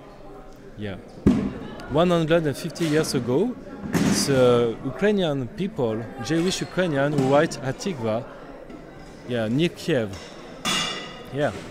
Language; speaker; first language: English; non-native, learner; French